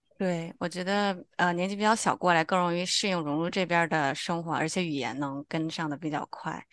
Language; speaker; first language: Chinese; native; Chinese